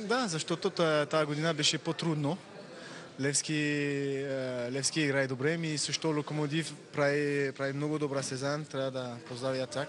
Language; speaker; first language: Bulgarian; non-native, learner; French